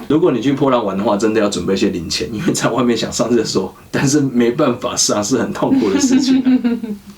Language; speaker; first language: Chinese; native; Chinese